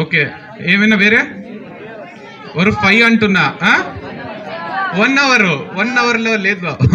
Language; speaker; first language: Telugu; non-native, learner; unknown